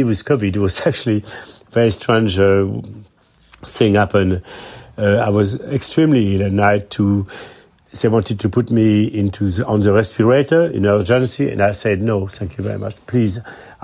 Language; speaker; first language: English; non-native, fluent; French